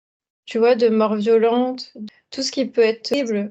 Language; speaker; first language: French; native; French